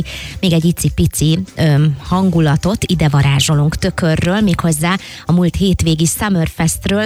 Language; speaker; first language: Hungarian; native; Hungarian